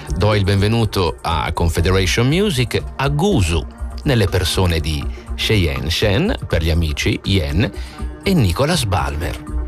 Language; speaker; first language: Italian; native; Italian